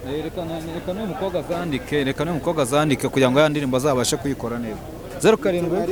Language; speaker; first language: Kinyarwanda; native; Kinyarwanda